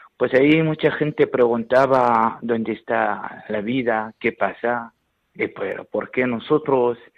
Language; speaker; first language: Spanish; non-native, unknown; Syriac